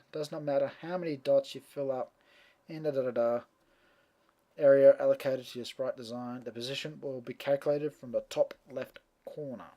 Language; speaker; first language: English; native; English